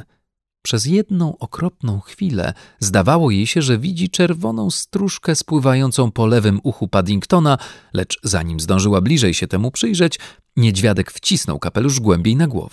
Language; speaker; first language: Polish; native; Polish